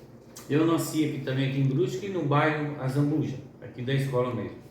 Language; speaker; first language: Portuguese; native; Portuguese